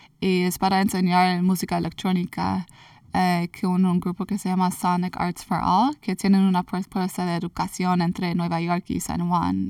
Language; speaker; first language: Spanish; early bilingual, heritage; English